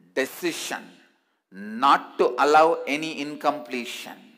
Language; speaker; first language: English; non-native, local second language; Tamil